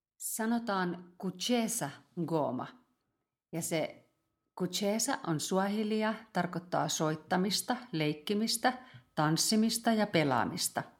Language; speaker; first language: Finnish; native; Finnish